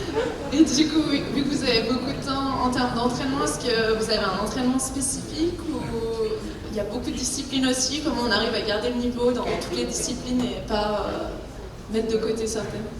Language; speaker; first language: French; native; French